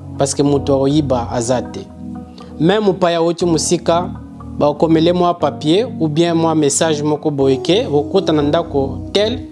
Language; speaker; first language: Lingala; non-native, local second language; Kongo